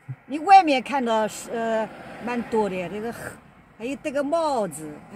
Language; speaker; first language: Chinese; non-native, local second language; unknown